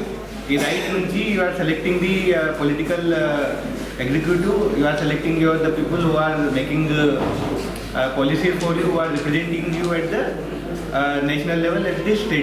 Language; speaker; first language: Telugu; non-native, learner; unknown